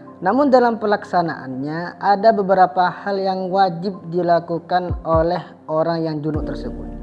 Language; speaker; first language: Indonesian; non-native, local second language; Madurese